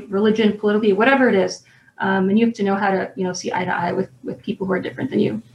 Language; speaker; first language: English; native; English